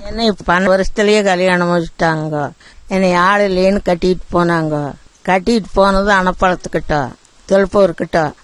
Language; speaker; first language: Tamil; native; Tamil